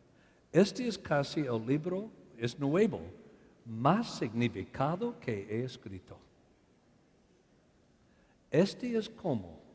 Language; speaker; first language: Spanish; non-native, learner; English